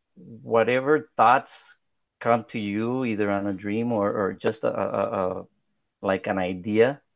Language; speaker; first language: English; early bilingual, other home language; Spanish